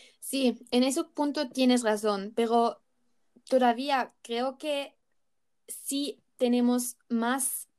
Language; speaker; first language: Spanish; non-native, learner; German